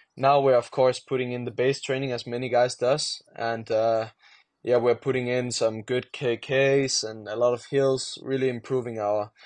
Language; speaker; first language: English; non-native, fluent; Danish